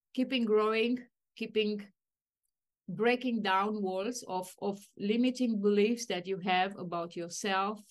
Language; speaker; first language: English; non-native, fluent; Romanian